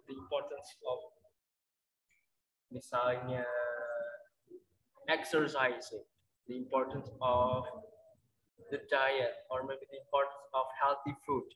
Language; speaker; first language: English; non-native, fluent; Indonesian